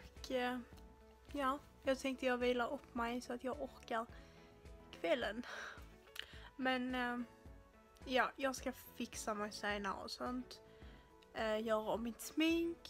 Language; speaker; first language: Swedish; native; Swedish